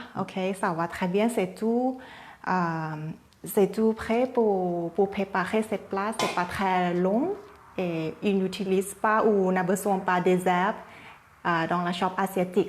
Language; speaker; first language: French; non-native, fluent; Thai